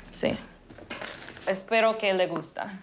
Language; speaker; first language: Spanish; non-native, learner; English